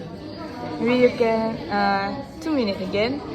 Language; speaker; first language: English; non-native, learner; Indonesian